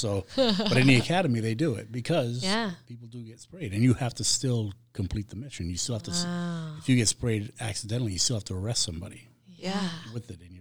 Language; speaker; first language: English; native; English